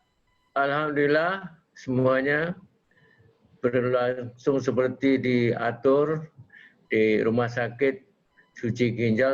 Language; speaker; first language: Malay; non-native, local second language; Javanese